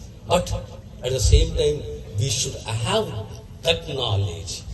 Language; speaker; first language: English; non-native, local second language; Telugu